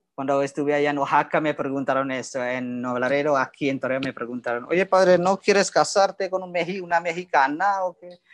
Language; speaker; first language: Spanish; non-native, learner; Indonesian